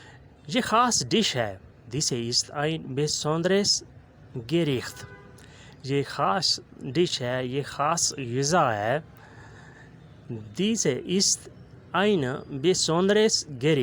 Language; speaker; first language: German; non-native, learner; Urdu